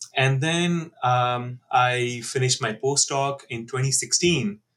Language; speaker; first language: English; non-native, local second language; Hindi